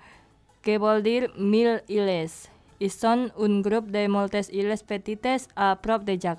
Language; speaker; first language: Catalan; non-native, fluent; Indonesian